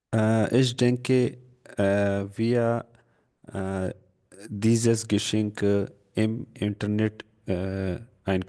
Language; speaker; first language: German; non-native, learner; Urdu